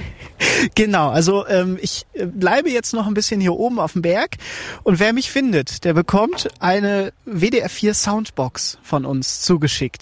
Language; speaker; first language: German; native; German